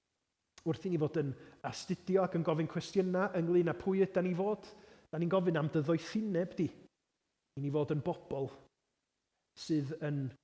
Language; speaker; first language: Welsh; native; Welsh